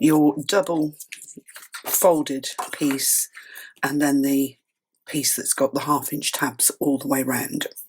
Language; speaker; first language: English; native; English